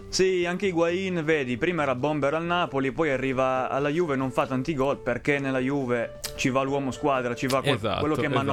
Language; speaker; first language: Italian; native; Italian